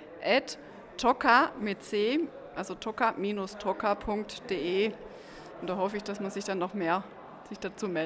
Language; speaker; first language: German; native; German